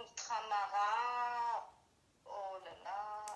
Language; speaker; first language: French; non-native, learner; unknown